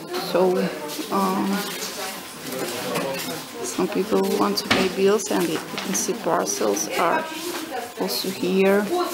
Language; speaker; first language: English; non-native, learner; Russian